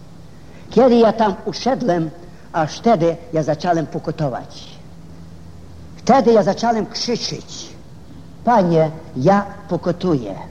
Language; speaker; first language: Polish; non-native, fluent; Ukrainian